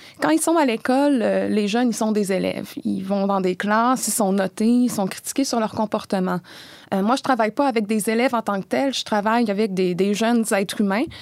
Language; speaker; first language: French; native; French